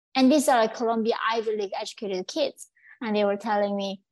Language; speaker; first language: English; early bilingual, other home language; Korean